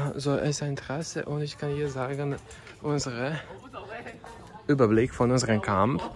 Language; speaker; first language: German; non-native, learner; Serbian